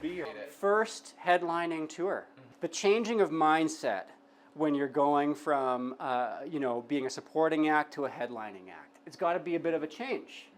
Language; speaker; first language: English; native; English